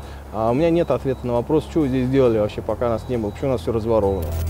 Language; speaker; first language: Russian; native; Russian